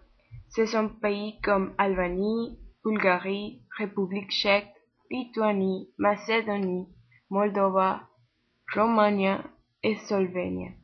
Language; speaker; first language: French; non-native, learner; Spanish